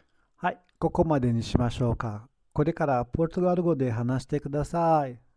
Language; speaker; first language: Japanese; non-native, fluent; Portuguese